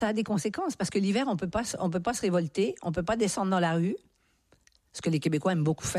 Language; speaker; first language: French; native; French